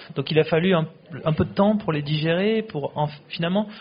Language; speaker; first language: French; native; French